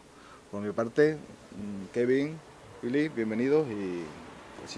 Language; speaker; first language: Spanish; native; Spanish